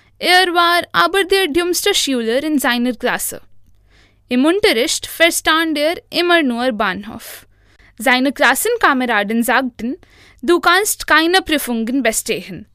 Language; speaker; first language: German; non-native, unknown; Hindi